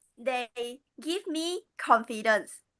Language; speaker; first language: English; non-native, learner; Malay